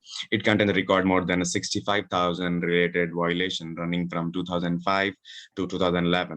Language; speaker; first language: English; non-native, local second language; Urdu